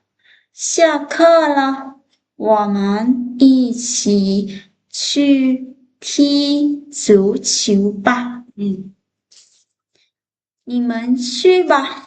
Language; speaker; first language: Chinese; non-native, fluent; Lao